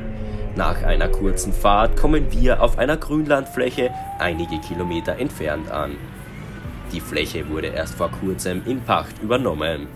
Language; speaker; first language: German; native; German